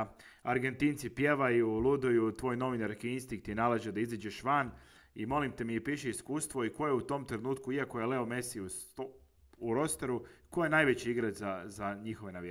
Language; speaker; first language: Croatian; native; Croatian